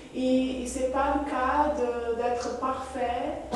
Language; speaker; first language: French; non-native, learner; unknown